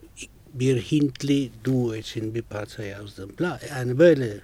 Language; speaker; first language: Turkish; non-native, fluent; Italian